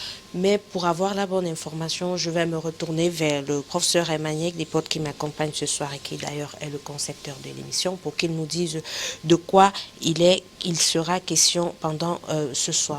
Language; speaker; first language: French; native; French